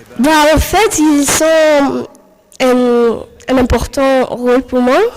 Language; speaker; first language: French; non-native, fluent; Arabic